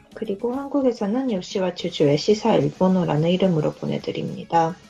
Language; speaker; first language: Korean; early bilingual, heritage; Korean